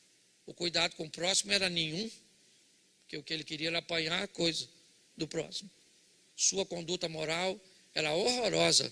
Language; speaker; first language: Portuguese; native; Portuguese